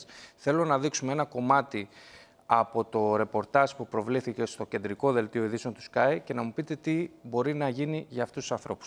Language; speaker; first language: Greek; native; Greek